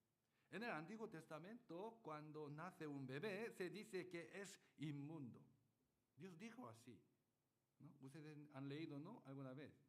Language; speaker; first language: Spanish; non-native, learner; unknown